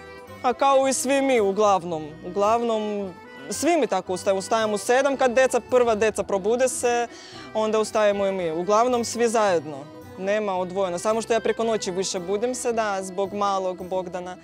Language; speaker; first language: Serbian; non-native, learner; Russian